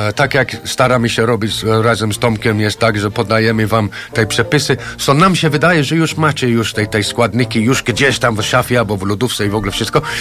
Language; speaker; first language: Polish; non-native, fluent; English